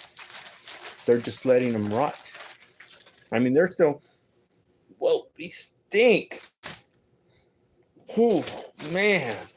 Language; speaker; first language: English; native; English